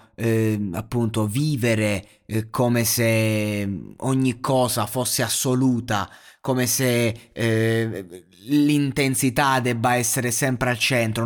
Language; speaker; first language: Italian; native; Italian